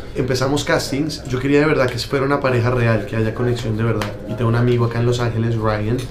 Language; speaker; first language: Spanish; native; Spanish